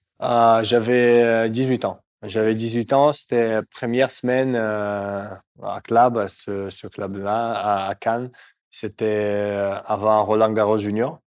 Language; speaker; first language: French; non-native, fluent; Russian